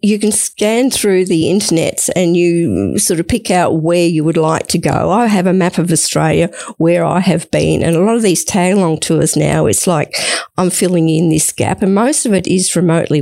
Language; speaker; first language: English; native; English